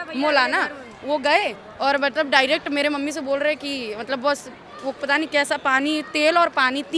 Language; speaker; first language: Hindi; native; Hindi